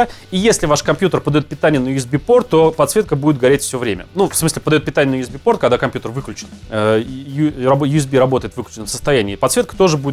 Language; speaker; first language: Russian; native; Russian